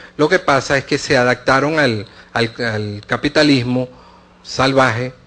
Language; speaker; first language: Spanish; native; Spanish